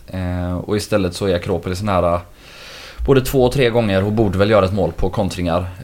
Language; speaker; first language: Swedish; native; Swedish